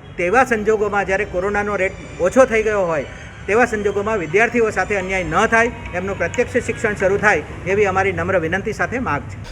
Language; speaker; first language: Gujarati; native; Gujarati